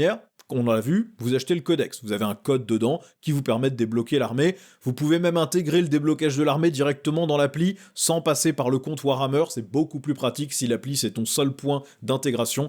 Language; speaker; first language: French; native; French